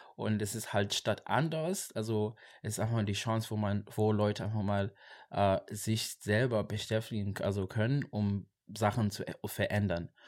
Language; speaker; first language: German; non-native, learner; Xhosa